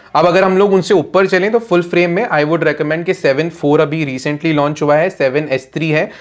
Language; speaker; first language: Hindi; native; Hindi